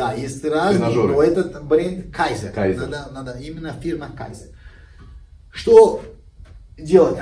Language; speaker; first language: Russian; non-native, learner; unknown